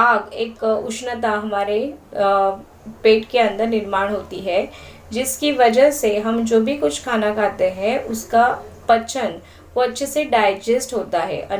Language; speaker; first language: Hindi; non-native, local second language; Marathi